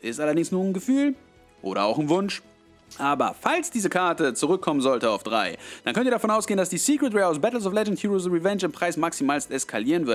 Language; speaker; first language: German; native; German